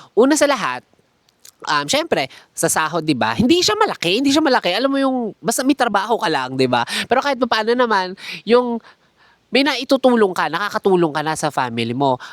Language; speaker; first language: Filipino; native; Filipino